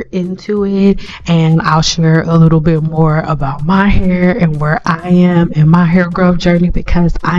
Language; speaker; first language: English; native; English